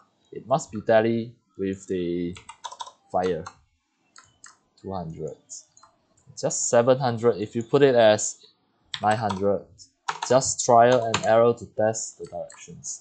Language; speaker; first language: English; non-native, fluent; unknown